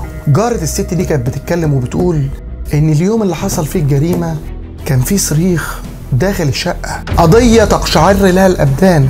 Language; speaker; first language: Arabic; native; Arabic